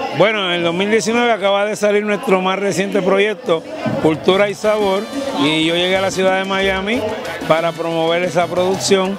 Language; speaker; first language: Spanish; native; Spanish